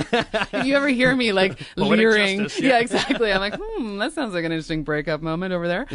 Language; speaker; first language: English; native; English